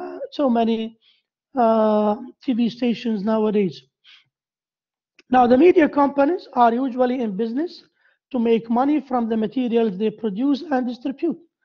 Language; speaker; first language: English; non-native, fluent; Arabic